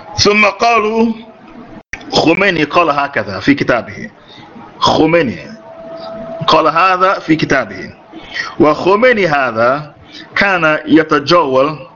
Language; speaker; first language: Arabic; non-native, fluent; English